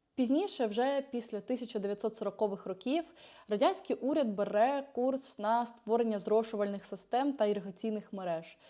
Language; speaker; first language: Ukrainian; native; Ukrainian